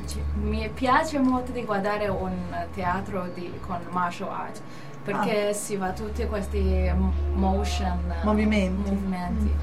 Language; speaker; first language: Italian; non-native, learner; Cantonese